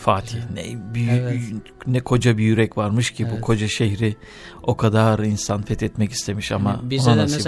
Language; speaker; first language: Turkish; native; Turkish